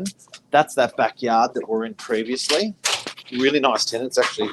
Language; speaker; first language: English; native; English